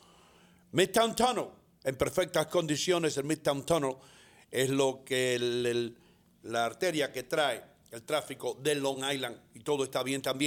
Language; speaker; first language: Spanish; native; Spanish